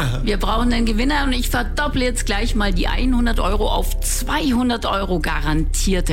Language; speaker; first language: German; native; German